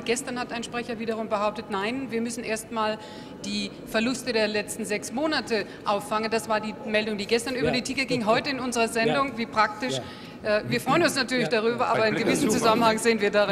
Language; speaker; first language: German; native; German